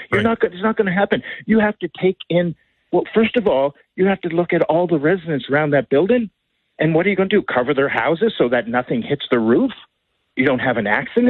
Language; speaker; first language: English; native; English